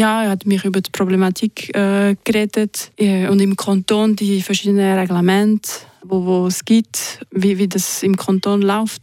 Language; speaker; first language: German; non-native, local second language; French